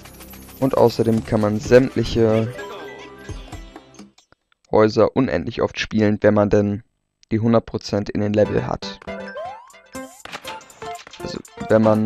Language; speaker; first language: German; native; German